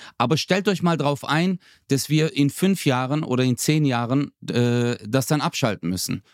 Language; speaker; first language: German; early bilingual, other home language; Turkish